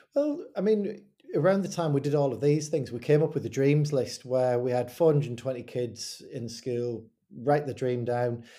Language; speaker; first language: English; native; English